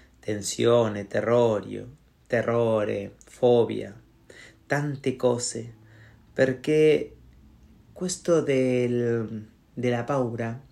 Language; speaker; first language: Italian; non-native, learner; Spanish